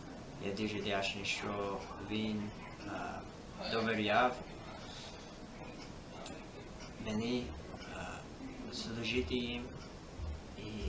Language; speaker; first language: Ukrainian; non-native, fluent; English